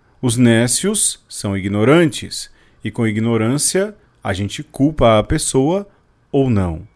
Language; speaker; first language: Portuguese; native; Portuguese